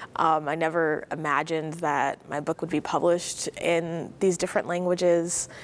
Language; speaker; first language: English; native; English